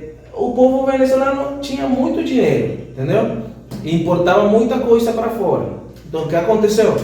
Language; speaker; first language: Portuguese; non-native, fluent; Spanish